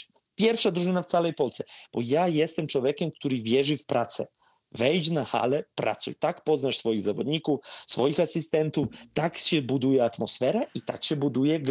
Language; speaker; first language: Polish; non-native, fluent; Serbian